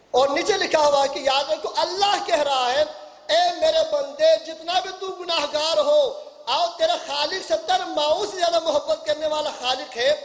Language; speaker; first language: Urdu; non-native, local second language; Punjabi